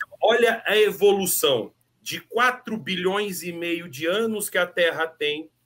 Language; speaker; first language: Portuguese; native; Portuguese